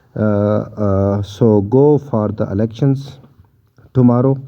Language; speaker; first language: English; non-native, local second language; Urdu